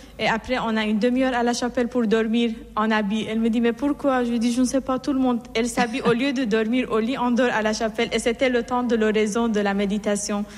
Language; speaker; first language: French; non-native, fluent; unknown